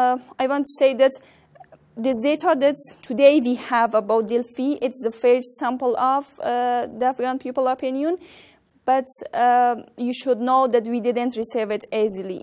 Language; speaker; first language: English; non-native, learner; Persian